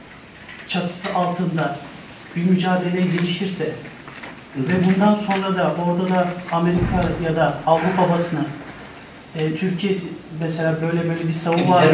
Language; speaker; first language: Turkish; native; Turkish